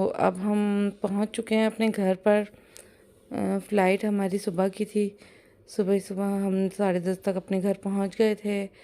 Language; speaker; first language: Urdu; native; Urdu